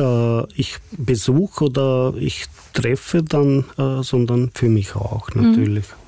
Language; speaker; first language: German; non-native, fluent; Hungarian